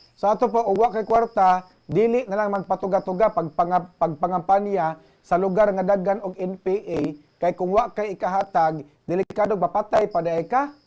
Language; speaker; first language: Cebuano; native; Cebuano